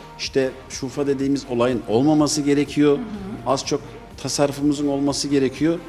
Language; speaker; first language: Turkish; early bilingual, heritage; Turkish